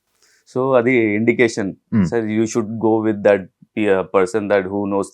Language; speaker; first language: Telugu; non-native, learner; Hindi